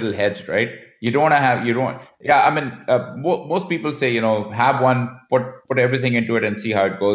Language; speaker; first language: English; non-native, local second language; Hindi